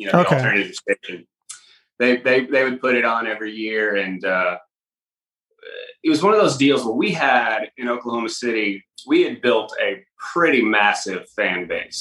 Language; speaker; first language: English; native; English